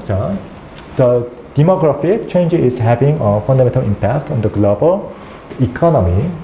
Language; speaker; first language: English; non-native, fluent; Korean